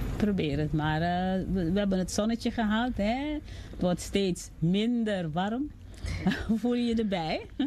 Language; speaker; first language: Dutch; native; Dutch